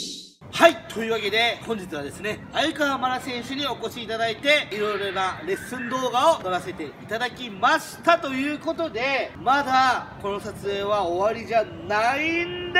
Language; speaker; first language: Japanese; native; Japanese